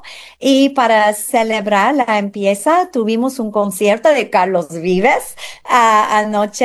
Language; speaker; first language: Spanish; non-native, fluent; English